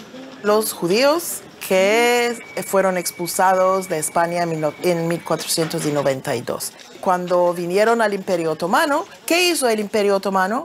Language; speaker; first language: Spanish; early bilingual, heritage; Ladino